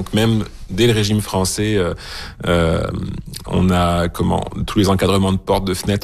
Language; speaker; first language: French; native; French